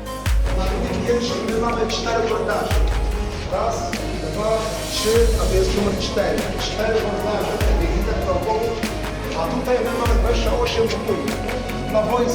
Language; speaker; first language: Polish; non-native, learner; Arabic